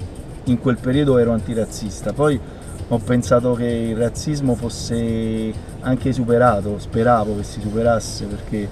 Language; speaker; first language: Italian; native; Italian